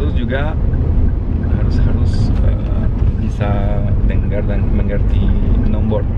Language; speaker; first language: Indonesian; non-native, learner; French